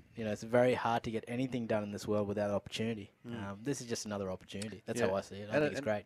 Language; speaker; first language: English; non-native, local second language; Urdu